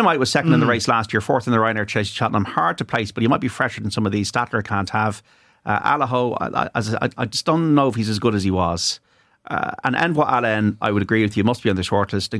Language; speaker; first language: English; native; English